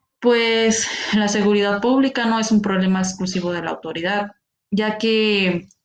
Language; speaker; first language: Spanish; native; Spanish